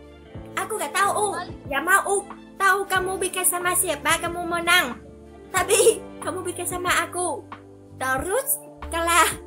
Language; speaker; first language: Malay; non-native, learner; Vietnamese